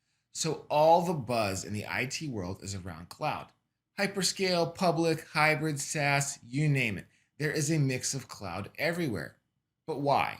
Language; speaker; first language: English; native; English